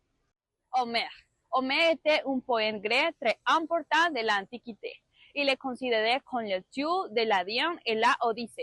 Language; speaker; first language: French; non-native, learner; Spanish